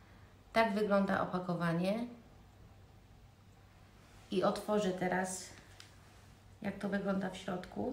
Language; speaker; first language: Polish; early bilingual, heritage; Polish